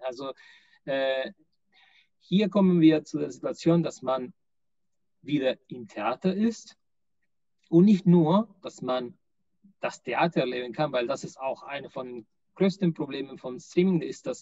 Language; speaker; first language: German; non-native, fluent; Spanish